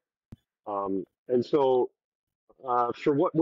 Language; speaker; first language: English; native; English